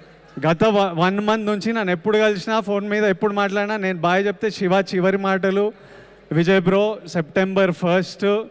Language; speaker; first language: Telugu; native; Telugu